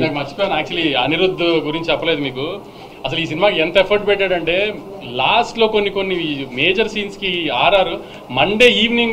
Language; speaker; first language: Telugu; native; Telugu